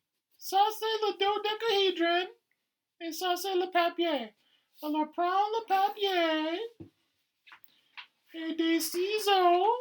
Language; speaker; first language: French; non-native, fluent; English